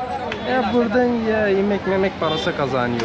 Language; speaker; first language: Turkish; non-native, learner; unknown